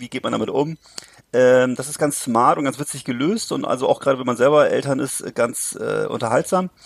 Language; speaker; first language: German; native; German